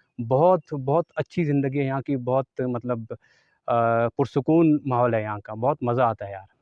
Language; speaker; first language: Urdu; non-native, local second language; Northern Hindko